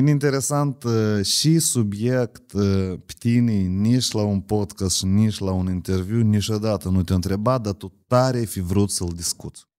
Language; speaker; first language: Romanian; native; Romanian